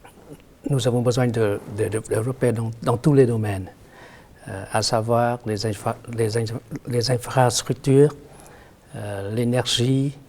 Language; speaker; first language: French; non-native, fluent; Vietnamese